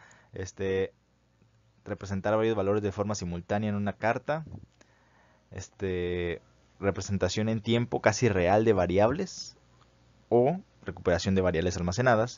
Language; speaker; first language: Spanish; native; Spanish